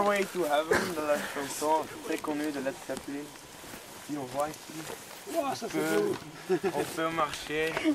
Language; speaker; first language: French; non-native, local second language; Dutch